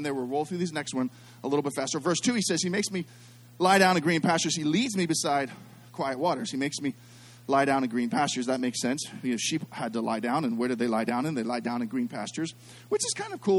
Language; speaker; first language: English; native; English